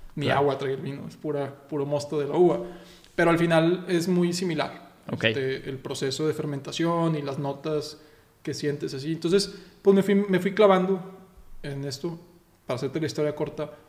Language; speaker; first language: Spanish; native; Spanish